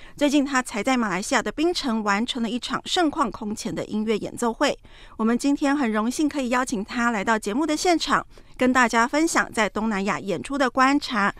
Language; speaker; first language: Chinese; native; Chinese